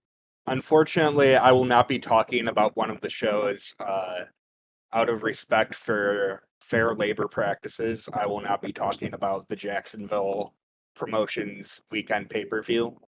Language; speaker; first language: English; native; English